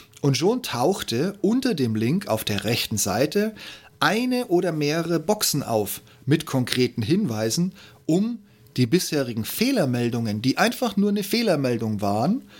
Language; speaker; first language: German; native; German